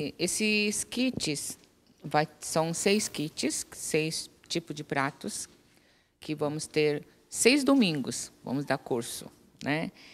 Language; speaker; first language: Portuguese; non-native, fluent; Korean